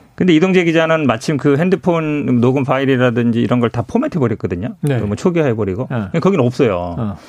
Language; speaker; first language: Korean; native; Korean